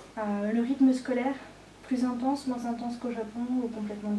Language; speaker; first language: French; native; French